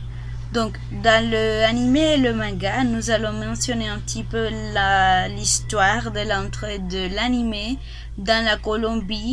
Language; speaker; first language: French; non-native, learner; Spanish